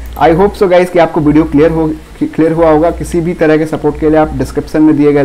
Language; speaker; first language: Hindi; native; Hindi